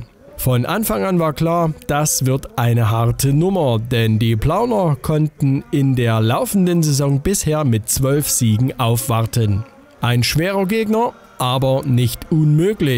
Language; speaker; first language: German; native; German